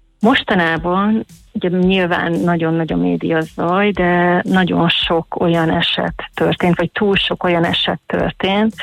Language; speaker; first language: Hungarian; native; Hungarian